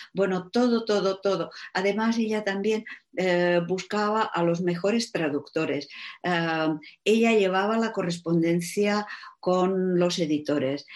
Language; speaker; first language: Spanish; non-native, fluent; Czech